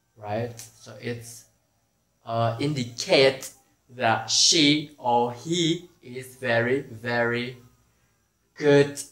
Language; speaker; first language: English; non-native, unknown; Indonesian